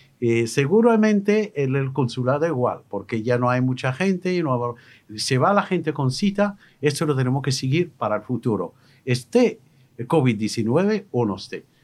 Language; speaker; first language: Spanish; non-native, fluent; Arabic